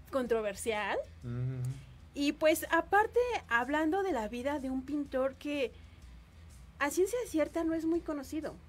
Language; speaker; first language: Spanish; native; Spanish